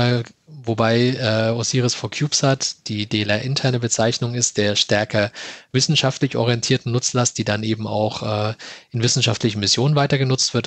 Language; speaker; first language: German; native; German